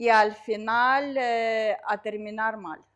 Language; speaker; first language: Spanish; non-native, learner; Russian